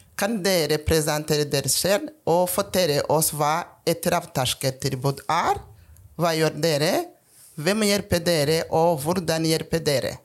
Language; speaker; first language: Norwegian; non-native, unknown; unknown